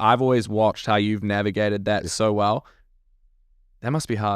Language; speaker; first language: English; native; English